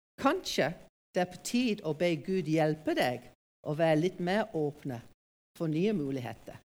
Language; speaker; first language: Norwegian; non-native, fluent; English